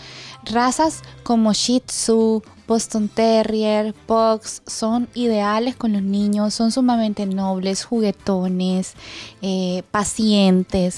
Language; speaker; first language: Spanish; native; Spanish